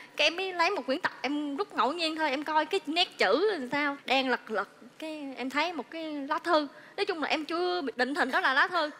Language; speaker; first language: Vietnamese; native; Vietnamese